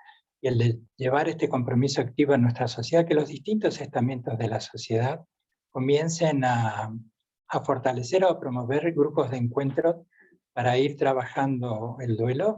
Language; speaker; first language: Spanish; native; Spanish